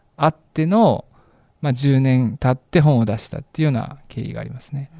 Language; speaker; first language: Japanese; native; Japanese